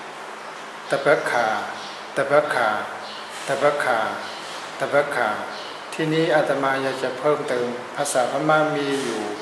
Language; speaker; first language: Thai; non-native, fluent; Burmese